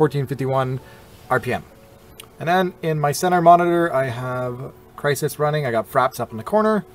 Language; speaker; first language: English; native; English